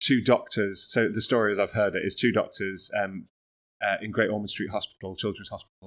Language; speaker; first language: English; native; English